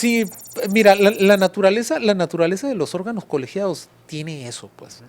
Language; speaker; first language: Spanish; native; Spanish